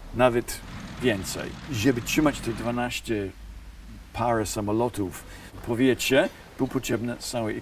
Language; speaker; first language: Polish; non-native, fluent; English